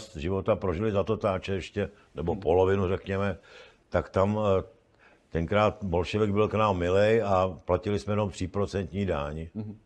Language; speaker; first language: Czech; native; Czech